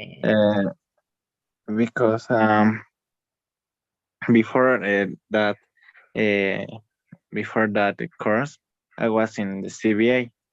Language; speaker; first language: English; non-native, learner; Spanish